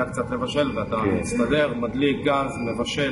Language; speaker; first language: Hebrew; native; Hebrew